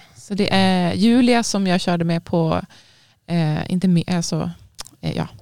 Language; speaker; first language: Swedish; native; Swedish